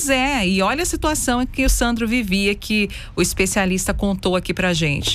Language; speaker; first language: Portuguese; native; Portuguese